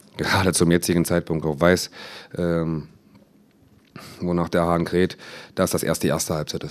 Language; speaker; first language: German; native; German